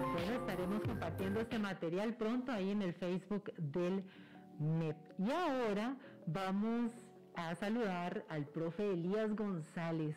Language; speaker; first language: Spanish; native; Spanish